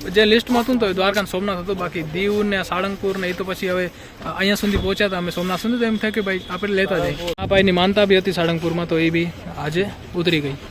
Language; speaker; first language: Gujarati; native; Gujarati